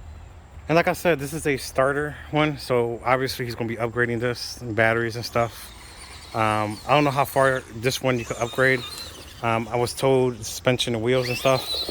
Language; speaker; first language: English; native; English